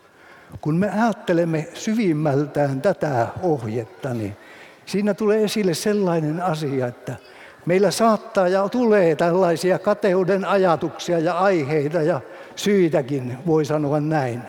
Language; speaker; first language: Finnish; native; Finnish